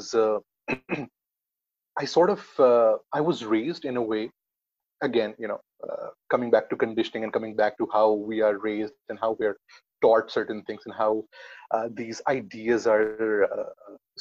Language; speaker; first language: English; non-native, local second language; Hindi